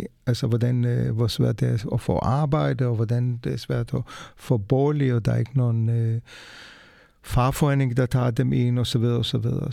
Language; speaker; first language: Danish; non-native, fluent; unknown